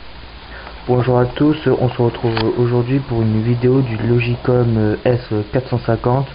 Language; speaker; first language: French; native; French